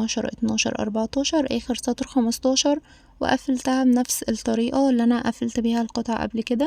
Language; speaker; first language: Arabic; native; Arabic